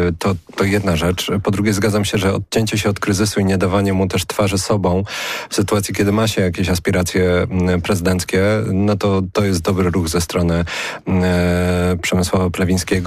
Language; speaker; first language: Polish; native; Polish